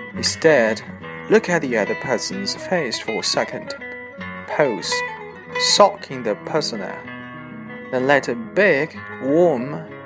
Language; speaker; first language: English; non-native, fluent; Chinese